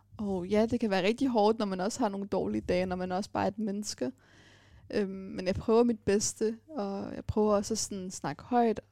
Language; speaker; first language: Danish; early bilingual, other home language; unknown